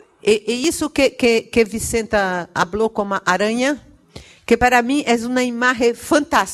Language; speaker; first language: Portuguese; non-native, learner; Spanish